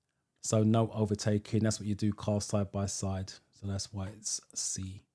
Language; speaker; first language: English; native; English